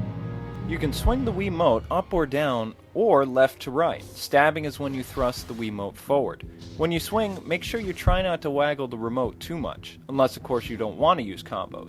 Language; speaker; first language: English; native; English